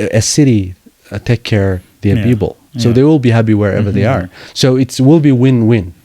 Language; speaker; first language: English; non-native, fluent; Somali